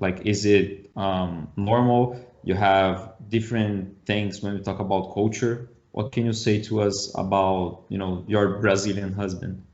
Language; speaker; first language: English; non-native, learner; Portuguese